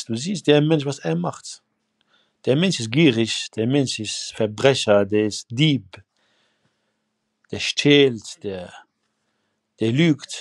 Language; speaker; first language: German; non-native, fluent; Arabic